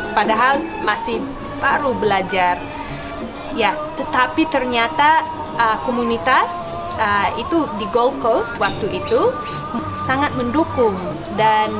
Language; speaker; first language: Indonesian; non-native, fluent; English